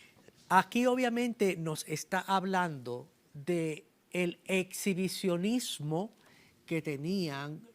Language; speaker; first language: Spanish; native; Spanish